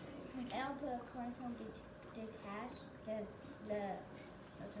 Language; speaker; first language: French; non-native, learner; English